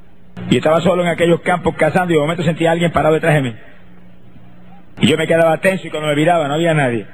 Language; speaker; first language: Spanish; native; Spanish